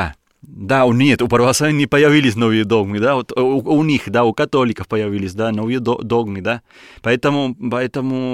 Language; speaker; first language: Russian; non-native, learner; Spanish